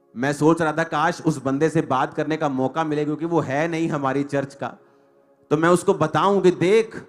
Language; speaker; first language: Hindi; non-native, local second language; Punjabi